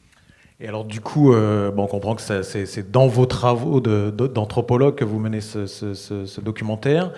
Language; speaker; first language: French; native; French